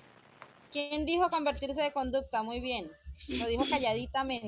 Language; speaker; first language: Spanish; native; Spanish